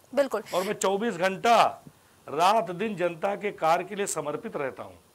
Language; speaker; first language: Hindi; native; Hindi